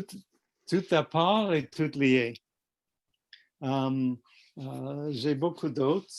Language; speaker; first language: French; non-native, fluent; English